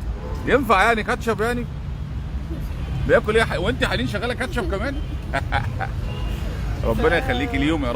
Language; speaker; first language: Arabic; native; Arabic